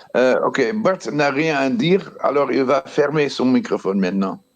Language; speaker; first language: French; non-native, fluent; Dutch